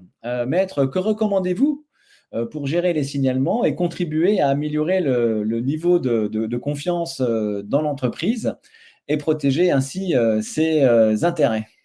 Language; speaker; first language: French; native; French